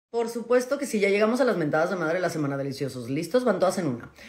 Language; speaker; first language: Spanish; native; Spanish